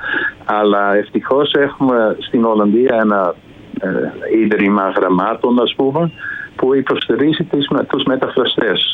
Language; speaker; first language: Greek; non-native, fluent; Dutch